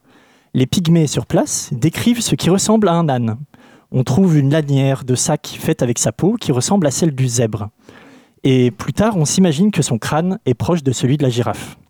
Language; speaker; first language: French; native; French